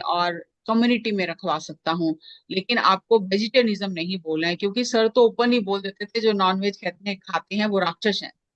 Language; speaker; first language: Hindi; native; Hindi